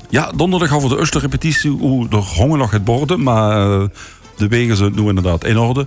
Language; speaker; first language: Dutch; native; Dutch